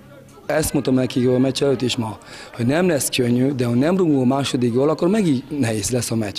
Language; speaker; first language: Hungarian; non-native, learner; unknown